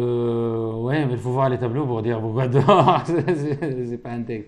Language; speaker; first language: French; non-native, fluent; Arabic